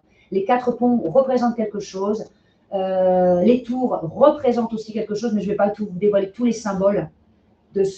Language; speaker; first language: French; native; French